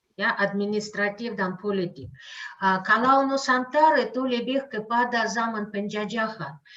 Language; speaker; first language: Malay; non-native, fluent; Russian